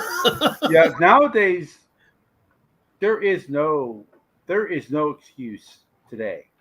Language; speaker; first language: English; native; English